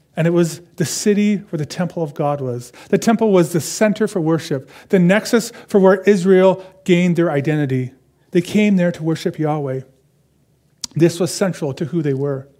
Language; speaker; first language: English; native; English